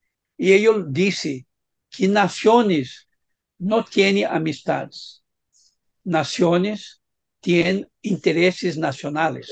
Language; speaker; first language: Spanish; non-native, fluent; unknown